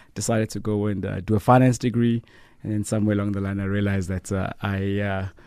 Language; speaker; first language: English; non-native, local second language; Zulu